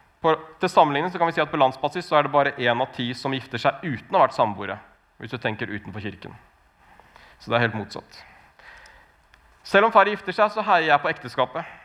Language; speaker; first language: Norwegian; native; Norwegian